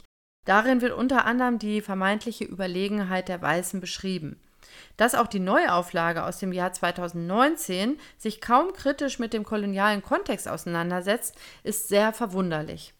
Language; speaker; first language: German; native; German